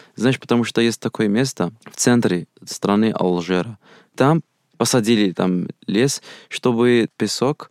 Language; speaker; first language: Russian; non-native, fluent; Arabic